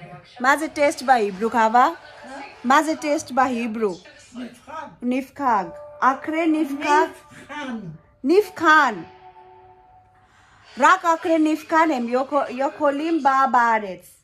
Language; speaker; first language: Hebrew; non-native, learner; Hindi